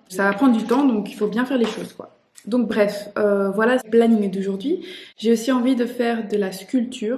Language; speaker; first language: French; native; French